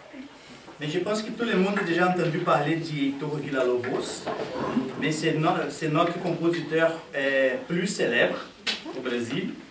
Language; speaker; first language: French; non-native, fluent; Portuguese